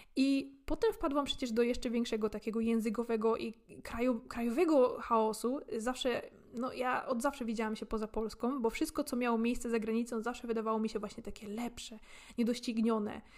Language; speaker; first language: Polish; native; Polish